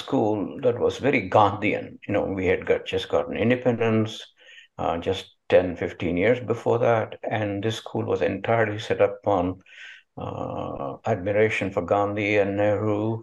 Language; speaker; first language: English; non-native, local second language; Kannada